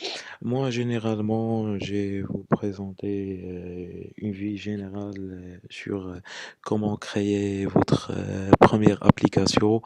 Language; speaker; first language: French; non-native, local second language; Arabic